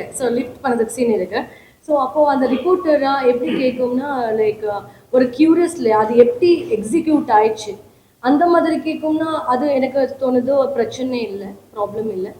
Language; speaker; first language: Tamil; non-native, fluent; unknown